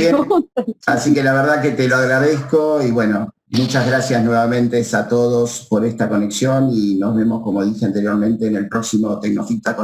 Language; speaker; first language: Spanish; native; Spanish